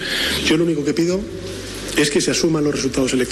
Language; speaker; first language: Spanish; native; Spanish